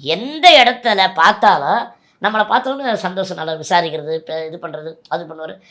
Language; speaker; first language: Tamil; native; Tamil